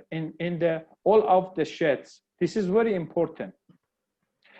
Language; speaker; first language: English; non-native, learner; Persian